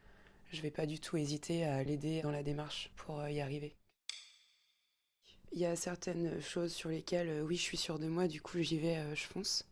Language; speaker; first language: French; native; French